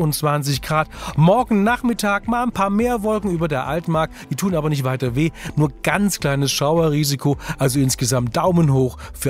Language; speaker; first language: German; native; German